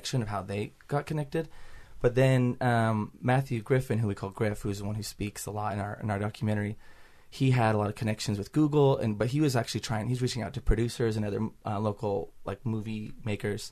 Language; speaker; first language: English; native; English